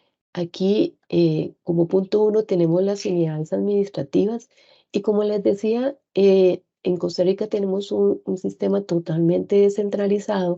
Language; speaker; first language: Spanish; native; Spanish